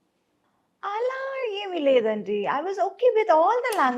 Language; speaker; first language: Telugu; non-native, local second language; Tamil